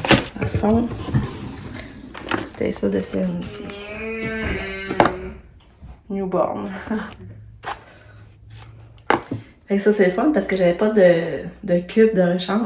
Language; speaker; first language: French; native; French